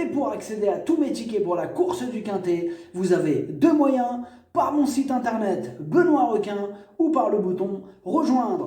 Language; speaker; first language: French; native; French